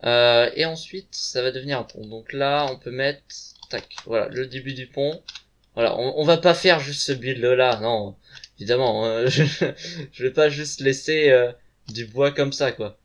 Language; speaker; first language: French; native; French